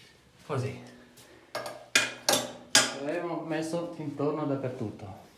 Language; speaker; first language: Italian; non-native, fluent; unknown